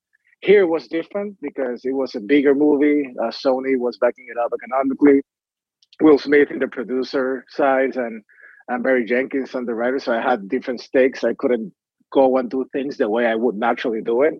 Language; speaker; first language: English; non-native, fluent; Spanish